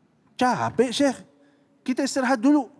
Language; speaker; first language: Indonesian; non-native, fluent; Arabic